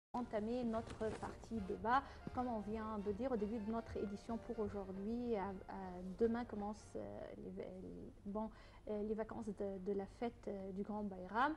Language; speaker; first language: French; non-native, fluent; Arabic